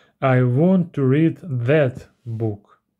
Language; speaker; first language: English; non-native, learner; Russian